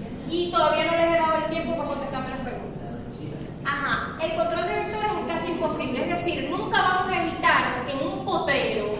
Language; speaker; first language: Spanish; native; Spanish